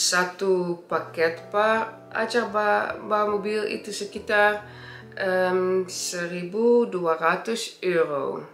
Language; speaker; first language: Indonesian; early bilingual, heritage; Indonesian